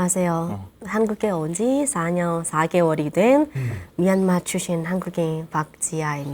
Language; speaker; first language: Korean; non-native, fluent; Burmese